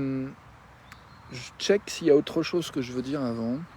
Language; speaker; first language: French; native; French